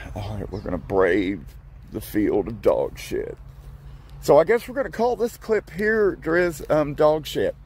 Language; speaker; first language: English; native; English